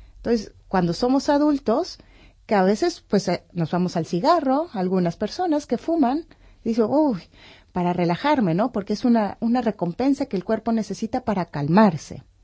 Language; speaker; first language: Spanish; native; Spanish